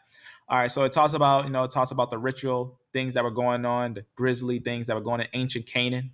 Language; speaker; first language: English; native; English